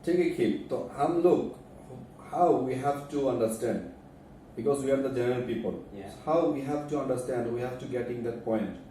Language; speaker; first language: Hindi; non-native, learner; Bangla